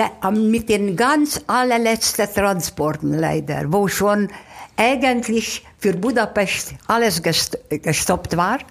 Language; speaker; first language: German; non-native, fluent; Hungarian